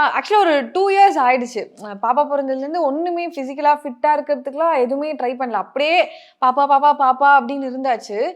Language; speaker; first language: Tamil; native; Tamil